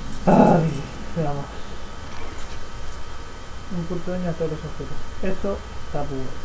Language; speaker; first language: Spanish; native; Spanish